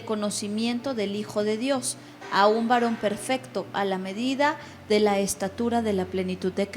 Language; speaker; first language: Spanish; native; Spanish